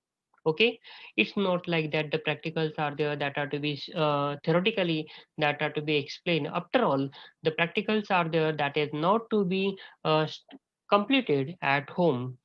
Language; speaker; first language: English; non-native, local second language; Marathi